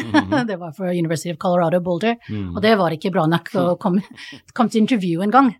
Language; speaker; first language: Norwegian; non-native, fluent; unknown